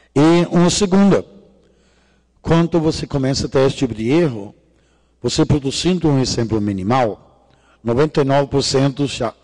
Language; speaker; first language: Portuguese; non-native, fluent; Danish